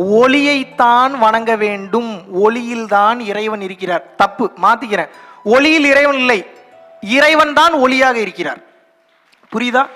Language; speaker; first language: Tamil; non-native, local second language; Telugu